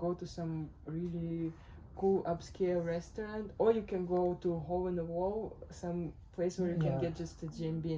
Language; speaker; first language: English; non-native, fluent; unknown